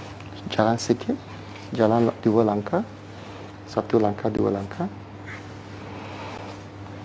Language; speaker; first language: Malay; non-native, local second language; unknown